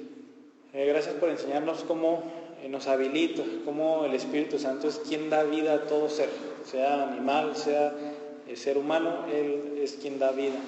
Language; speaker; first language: Spanish; native; Spanish